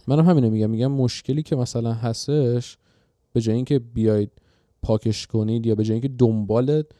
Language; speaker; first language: Persian; native; Persian